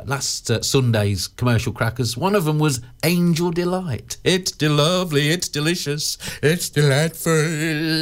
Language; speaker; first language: English; native; English